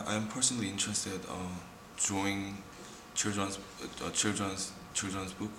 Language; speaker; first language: English; non-native, learner; Korean